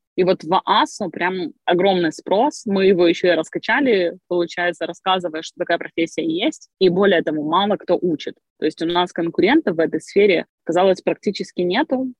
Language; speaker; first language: Russian; native; Russian